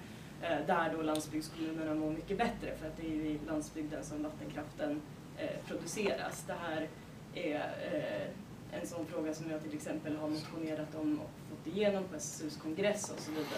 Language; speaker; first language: Swedish; native; Swedish